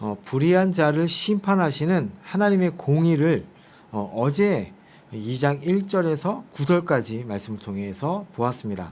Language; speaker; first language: Korean; native; Korean